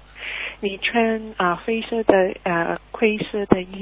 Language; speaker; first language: Chinese; non-native, learner; Cantonese